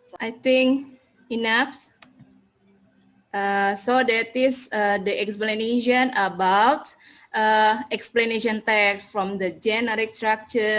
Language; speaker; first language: English; non-native, learner; Indonesian